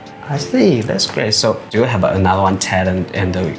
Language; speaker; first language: English; non-native, learner; Chinese